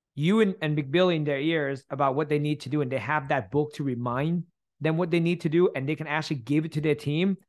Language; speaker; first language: English; early bilingual, other home language; Thai